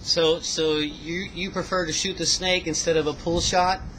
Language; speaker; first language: English; native; English